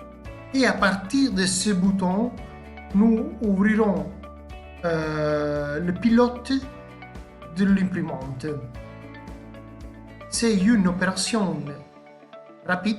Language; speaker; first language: French; non-native, fluent; Italian